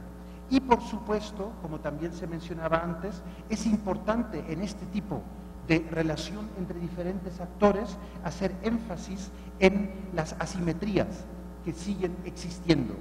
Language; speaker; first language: Spanish; non-native, fluent; German